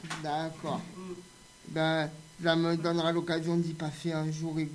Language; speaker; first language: French; native; French